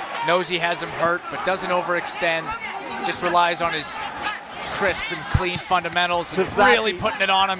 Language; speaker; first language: English; native; English